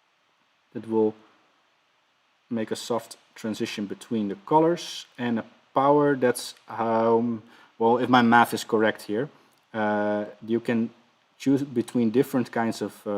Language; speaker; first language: English; non-native, fluent; Dutch